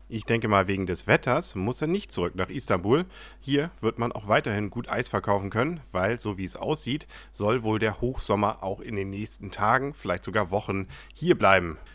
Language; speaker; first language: German; native; German